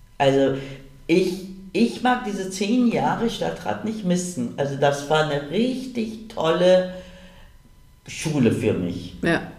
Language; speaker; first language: German; early bilingual, other home language; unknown